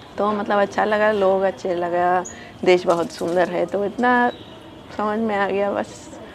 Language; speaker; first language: Hindi; non-native, fluent; Spanish